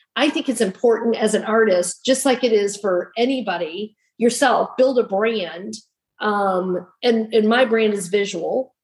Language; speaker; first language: English; native; English